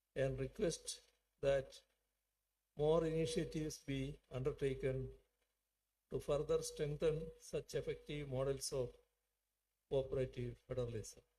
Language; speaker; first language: English; non-native, local second language; Malayalam